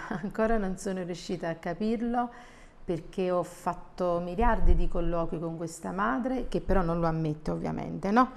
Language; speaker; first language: Italian; native; Italian